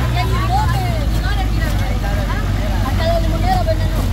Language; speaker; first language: Spanish; native; Spanish